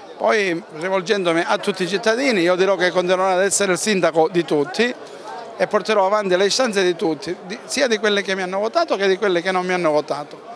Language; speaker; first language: Italian; native; Italian